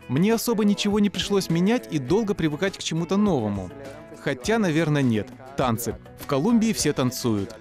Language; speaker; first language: Russian; non-native, fluent; Spanish